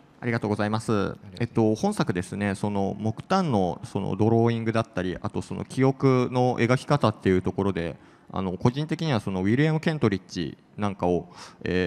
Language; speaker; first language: Japanese; native; Japanese